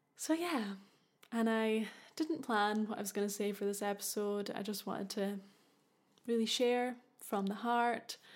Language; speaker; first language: English; native; English